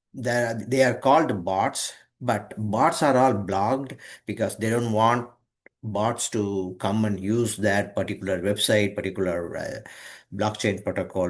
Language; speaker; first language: English; non-native, local second language; Tamil